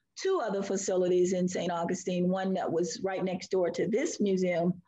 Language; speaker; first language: English; native; English